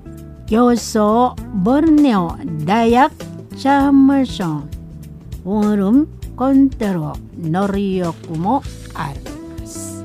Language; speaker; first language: Japanese; non-native, learner; Indonesian